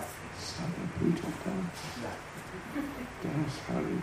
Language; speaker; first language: Russian; non-native, learner; English